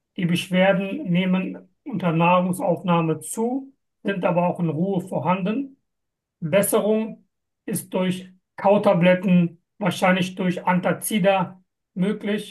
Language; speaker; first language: German; non-native, fluent; Turkish